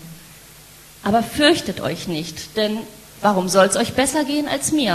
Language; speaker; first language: German; native; German